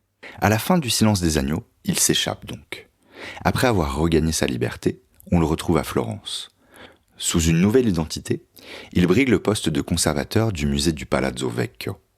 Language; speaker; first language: French; native; French